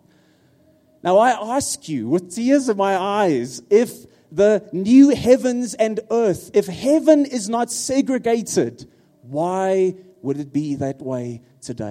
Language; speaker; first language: English; non-native, local second language; Afrikaans